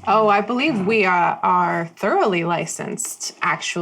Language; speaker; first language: English; native; English